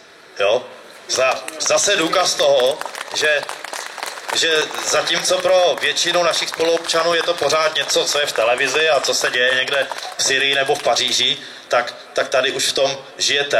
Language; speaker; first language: Czech; native; Czech